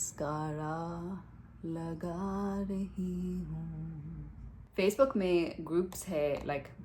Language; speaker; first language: Hindi; non-native, learner; English